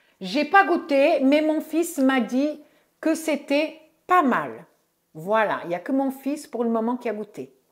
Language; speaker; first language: French; early bilingual, other home language; Portuguese